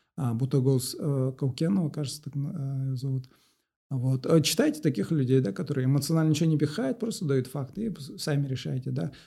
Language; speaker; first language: Russian; non-native, local second language; Kazakh